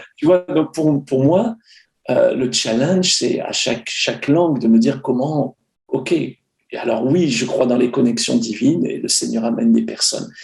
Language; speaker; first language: French; native; French